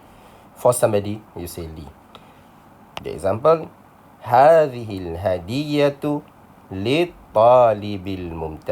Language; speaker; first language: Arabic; non-native, fluent; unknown